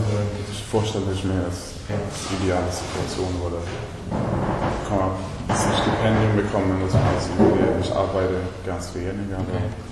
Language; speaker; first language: German; non-native, learner; Swedish